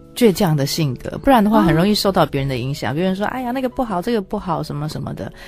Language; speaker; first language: Chinese; non-native, local second language; Amis